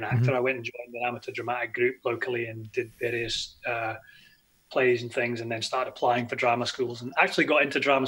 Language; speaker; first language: English; native; English